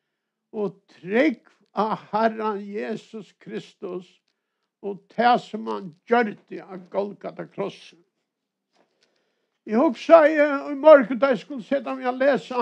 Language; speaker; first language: Swedish; non-native, learner; Faroese